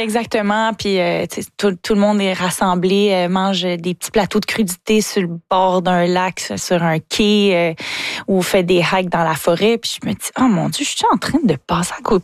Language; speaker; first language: French; native; French